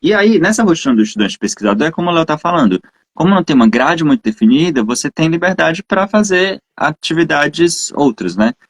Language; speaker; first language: Portuguese; native; Portuguese